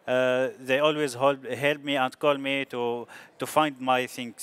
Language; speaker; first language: English; non-native, learner; Arabic